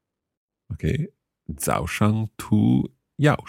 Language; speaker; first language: Chinese; non-native, learner; English